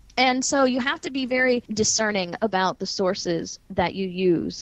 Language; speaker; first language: English; native; English